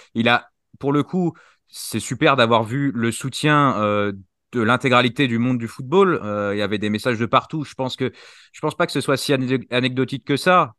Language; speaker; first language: French; native; French